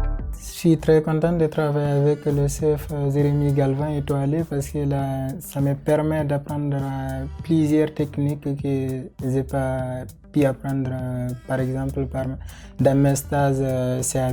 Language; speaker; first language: French; non-native, fluent; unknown